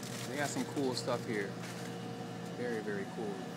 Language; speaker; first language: English; native; English